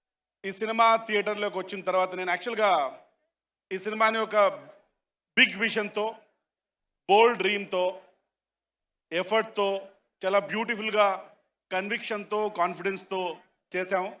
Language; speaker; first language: Telugu; native; Telugu